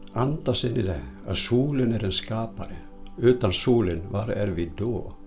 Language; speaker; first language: Swedish; non-native, fluent; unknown